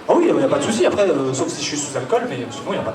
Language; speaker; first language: French; native; French